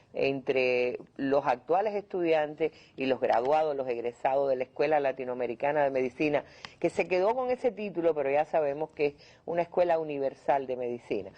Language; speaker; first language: Spanish; native; Spanish